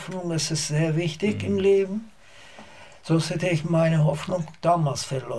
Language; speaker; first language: German; non-native, learner; Azerbaijani